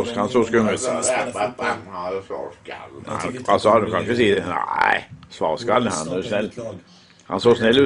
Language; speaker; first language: Swedish; native; Swedish